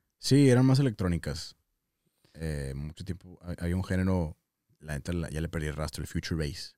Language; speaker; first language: Spanish; early bilingual, heritage; English